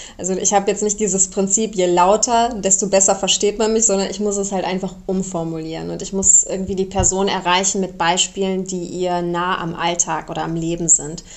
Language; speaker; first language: German; early bilingual, other home language; Romanian